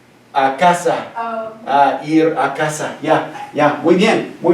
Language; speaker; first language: Spanish; non-native, fluent; English